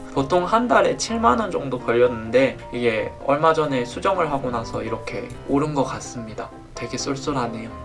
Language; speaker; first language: Korean; native; Korean